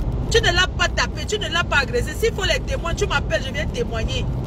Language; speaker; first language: French; non-native, local second language; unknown